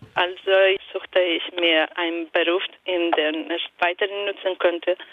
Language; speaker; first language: German; non-native, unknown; Italian